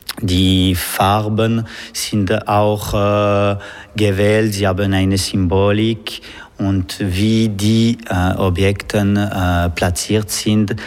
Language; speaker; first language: German; non-native, local second language; French